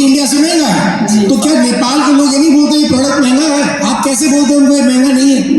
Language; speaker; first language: Hindi; native; Hindi